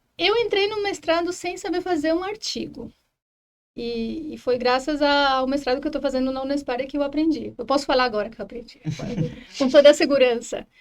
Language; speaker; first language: Portuguese; non-native, fluent; Spanish